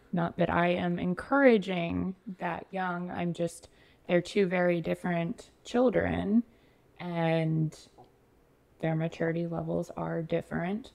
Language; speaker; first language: English; native; English